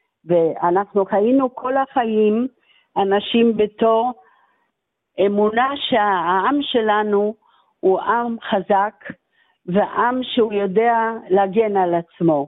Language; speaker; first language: Hebrew; non-native, fluent; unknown